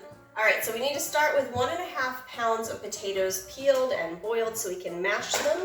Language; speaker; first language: English; native; English